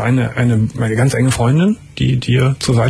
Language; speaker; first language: German; native; German